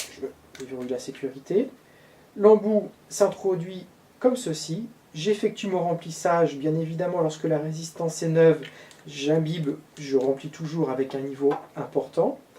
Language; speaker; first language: French; native; French